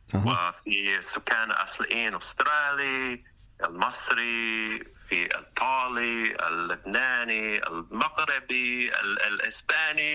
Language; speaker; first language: Arabic; non-native, learner; English